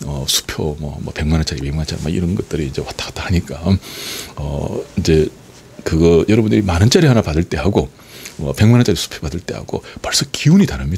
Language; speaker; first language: Korean; native; Korean